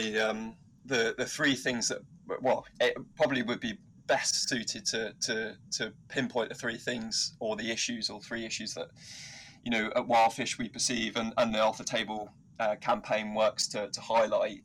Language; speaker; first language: English; native; English